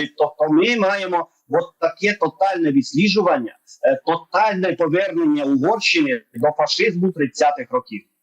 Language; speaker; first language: Ukrainian; non-native, local second language; Hungarian